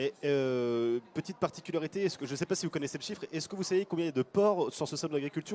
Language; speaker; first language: French; native; French